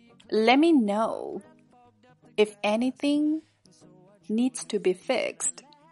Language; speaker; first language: English; non-native, fluent; Chinese